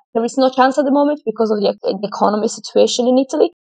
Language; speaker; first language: English; non-native, fluent; Italian